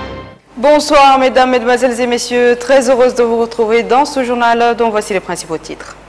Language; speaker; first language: French; non-native, local second language; Arabic